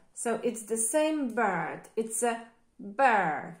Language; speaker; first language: English; non-native, fluent; Polish